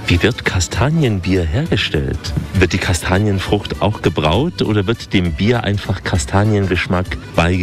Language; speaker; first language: German; native; German